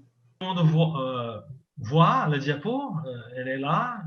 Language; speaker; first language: French; non-native, fluent; Portuguese